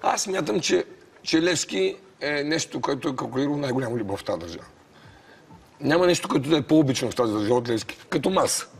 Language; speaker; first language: Bulgarian; native; Bulgarian